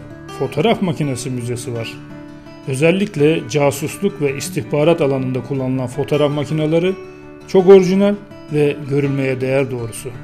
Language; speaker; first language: Turkish; native; Turkish